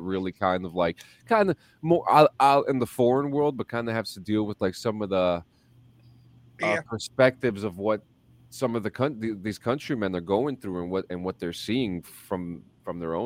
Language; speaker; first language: English; native; English